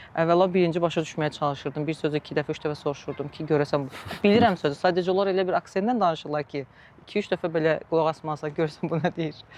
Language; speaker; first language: Azerbaijani; native; Azerbaijani